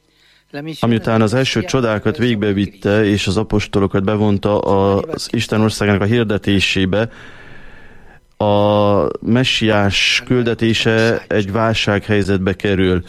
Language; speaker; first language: Hungarian; native; Hungarian